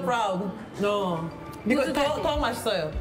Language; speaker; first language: Korean; non-native, learner; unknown